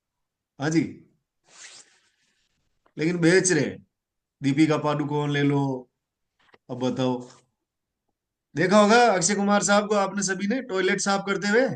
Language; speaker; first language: Hindi; native; Hindi